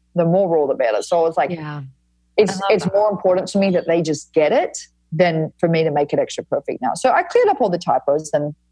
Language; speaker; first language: English; native; English